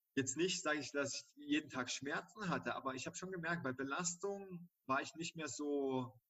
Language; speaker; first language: German; native; German